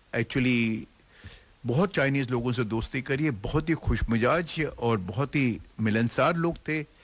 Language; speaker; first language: Hindi; native; Hindi